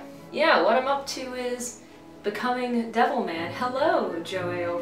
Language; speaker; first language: English; native; English